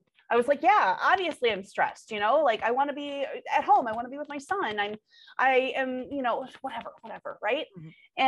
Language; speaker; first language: English; native; English